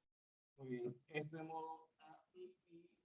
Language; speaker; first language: Spanish; native; Spanish